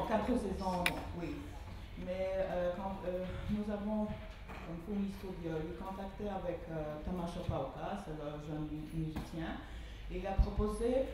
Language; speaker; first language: French; non-native, fluent; Polish